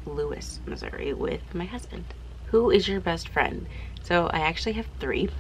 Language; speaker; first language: English; native; English